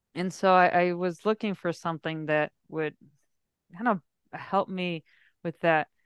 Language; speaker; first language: English; early bilingual, heritage; English